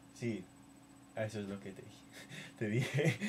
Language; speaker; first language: Spanish; non-native, learner; English